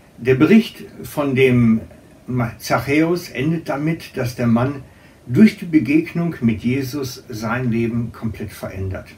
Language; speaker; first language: German; native; German